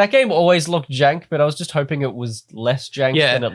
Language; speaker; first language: English; native; English